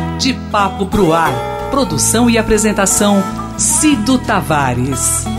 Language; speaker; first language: Portuguese; native; Portuguese